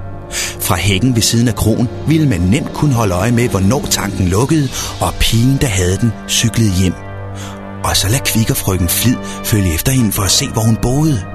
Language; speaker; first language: Danish; native; Danish